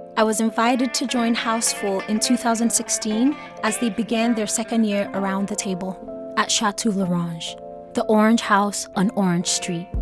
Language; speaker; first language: English; non-native, local second language; Hausa